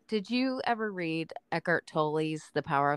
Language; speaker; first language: English; native; English